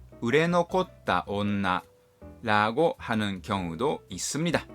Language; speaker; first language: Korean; non-native, fluent; Japanese